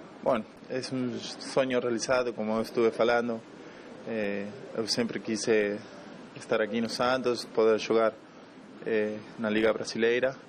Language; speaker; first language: Portuguese; non-native, learner; Spanish